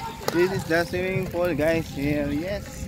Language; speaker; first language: English; non-native, local second language; Filipino